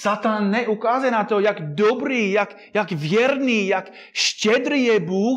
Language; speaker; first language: Czech; non-native, fluent; English